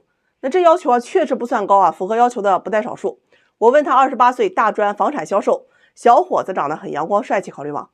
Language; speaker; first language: Chinese; native; Chinese